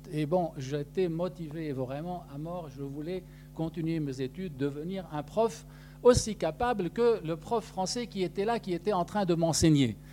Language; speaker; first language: French; non-native, local second language; Arabic